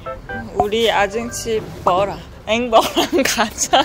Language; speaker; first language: Portuguese; non-native, learner; Korean